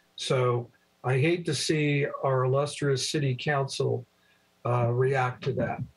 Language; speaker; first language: English; native; English